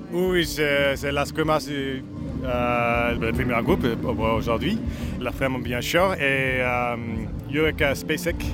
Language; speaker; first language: French; non-native, learner; English